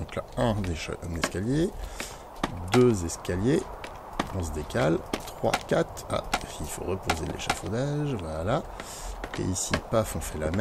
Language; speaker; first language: French; native; French